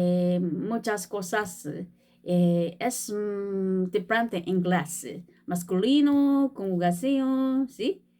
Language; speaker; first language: Spanish; non-native, learner; Korean